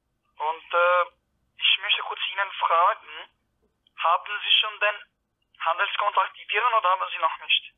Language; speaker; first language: German; non-native, learner; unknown